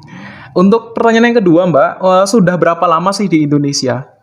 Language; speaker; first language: Indonesian; native; Indonesian